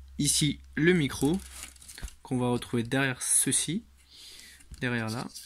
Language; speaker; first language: French; native; French